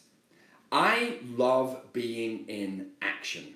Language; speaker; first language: English; native; English